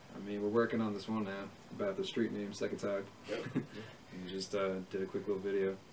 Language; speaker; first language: English; native; English